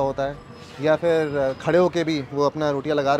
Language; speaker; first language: Hindi; native; Hindi